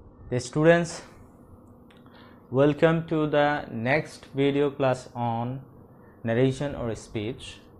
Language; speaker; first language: English; non-native, local second language; Bangla